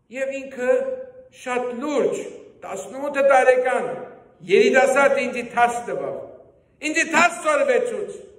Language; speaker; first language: Armenian; early bilingual, heritage; Armenian